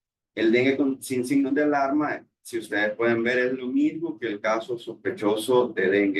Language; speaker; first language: Spanish; native; Spanish